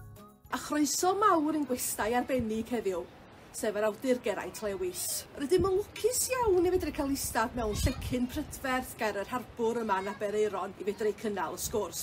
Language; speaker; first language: Welsh; native; Welsh